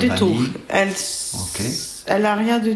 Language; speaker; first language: French; non-native, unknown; Albanian